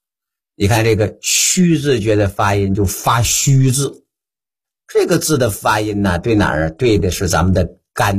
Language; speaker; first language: Chinese; native; Chinese